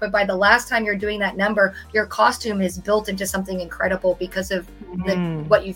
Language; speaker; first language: English; native; English